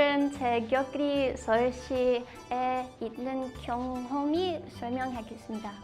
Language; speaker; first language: Korean; non-native, learner; English